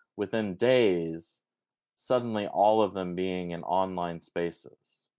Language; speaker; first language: English; native; English